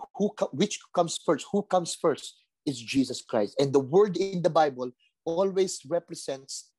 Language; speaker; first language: English; non-native, local second language; Filipino